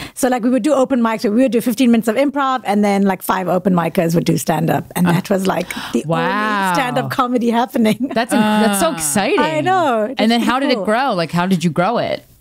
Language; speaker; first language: English; native; English